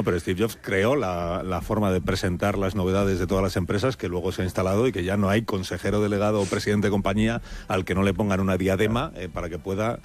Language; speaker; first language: Spanish; native; Spanish